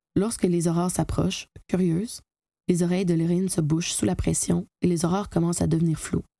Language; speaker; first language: French; native; French